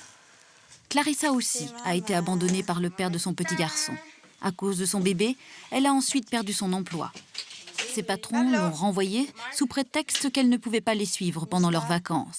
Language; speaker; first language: French; native; French